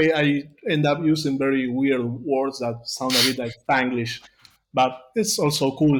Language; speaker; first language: English; non-native, fluent; Spanish